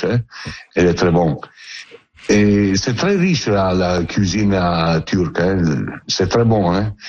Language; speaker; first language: French; non-native, learner; Italian